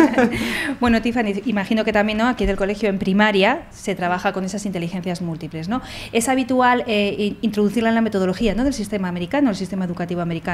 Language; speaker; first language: Spanish; native; Spanish